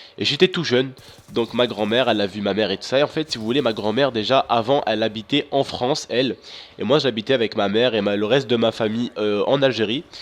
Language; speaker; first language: French; early bilingual, other home language; Arabic